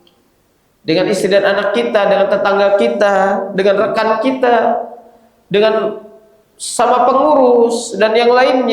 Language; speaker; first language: Indonesian; native; Indonesian